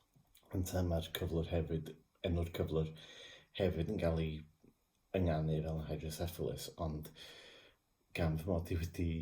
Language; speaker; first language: Welsh; non-native, local second language; English